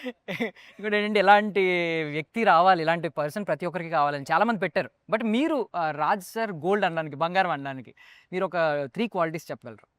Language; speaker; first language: Telugu; native; Telugu